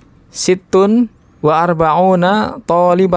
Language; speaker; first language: Arabic; non-native, learner; Indonesian